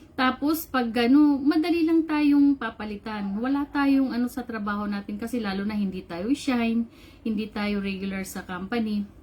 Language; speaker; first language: Filipino; non-native, local second language; Cebuano